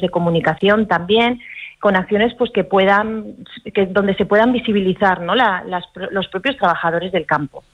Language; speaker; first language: Spanish; native; Spanish